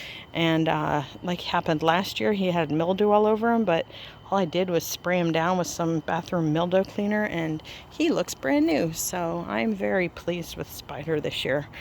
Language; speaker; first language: English; native; English